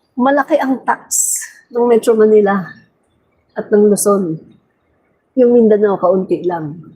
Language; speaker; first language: Filipino; non-native, local second language; Cebuano